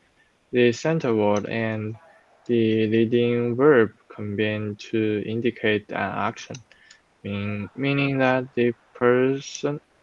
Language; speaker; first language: English; non-native, fluent; Chinese